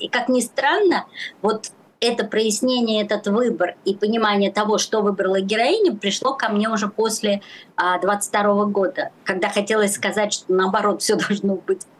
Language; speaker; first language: Russian; native; Russian